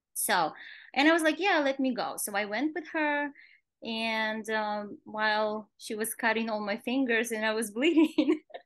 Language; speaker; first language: English; non-native, fluent; Kazakh